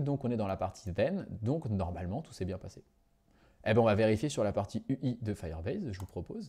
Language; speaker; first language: French; native; French